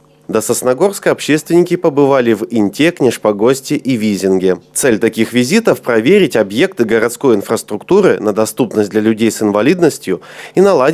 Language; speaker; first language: Russian; native; Russian